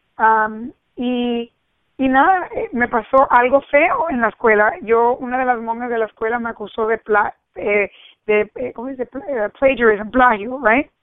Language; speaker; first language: Spanish; early bilingual, heritage; Spanish